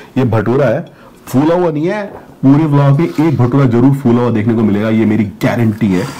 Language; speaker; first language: Hindi; native; Hindi